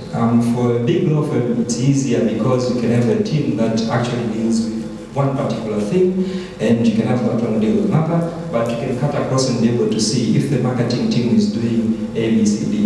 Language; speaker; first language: English; non-native, local second language; Swahili